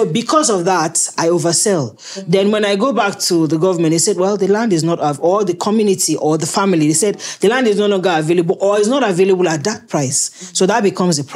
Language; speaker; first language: English; native; English